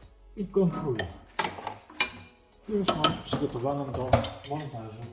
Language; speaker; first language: Polish; native; Polish